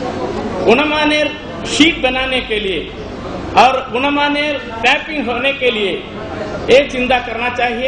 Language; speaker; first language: Hindi; non-native, local second language; Bangla